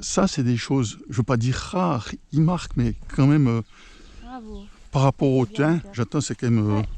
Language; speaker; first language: French; native; French